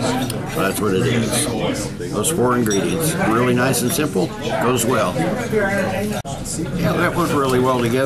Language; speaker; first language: English; native; English